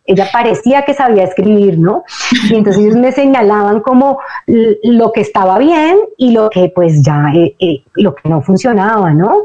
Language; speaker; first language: Spanish; native; Spanish